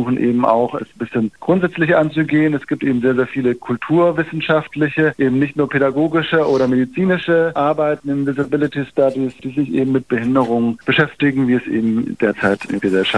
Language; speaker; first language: German; native; German